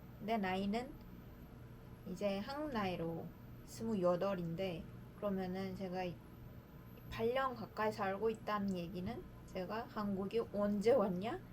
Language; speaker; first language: Korean; non-native, fluent; Uzbek